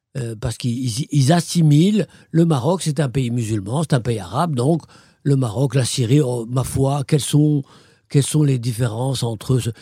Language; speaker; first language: French; non-native, local second language; Arabic